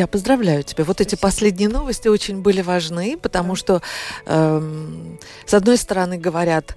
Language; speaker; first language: Russian; native; Russian